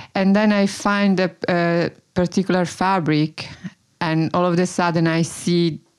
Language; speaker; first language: English; non-native, fluent; Italian